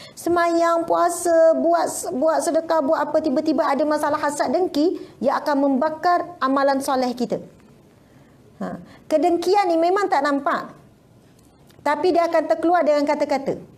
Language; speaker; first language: Malay; native; Malay